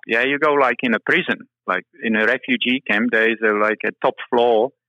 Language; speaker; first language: English; non-native, fluent; Czech